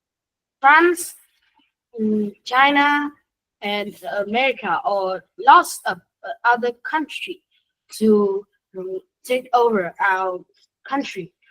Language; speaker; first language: English; non-native, learner; Vietnamese